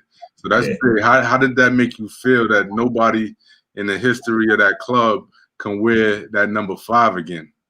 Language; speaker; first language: English; native; English